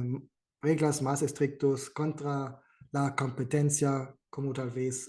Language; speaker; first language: Spanish; non-native, fluent; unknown